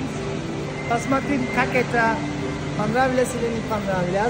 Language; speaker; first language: Russian; non-native, learner; Turkish